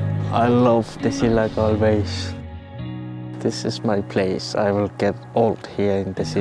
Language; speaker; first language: English; non-native, learner; Kalaallisut